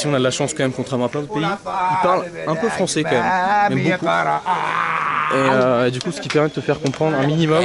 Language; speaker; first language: French; native; French